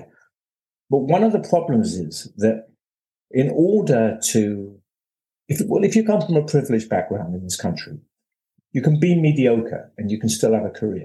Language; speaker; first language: English; native; English